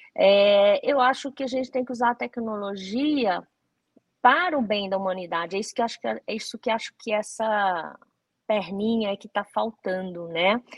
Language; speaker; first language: Portuguese; early bilingual, other home language; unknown